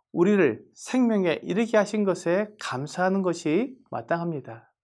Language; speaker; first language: Korean; native; Korean